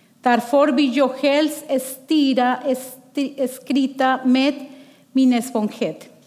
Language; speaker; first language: Swedish; non-native, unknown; Spanish